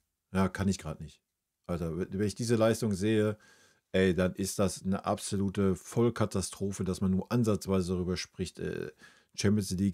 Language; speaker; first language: German; native; German